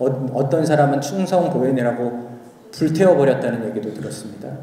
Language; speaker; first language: Korean; native; Korean